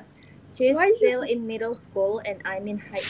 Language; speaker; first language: English; non-native, learner; Indonesian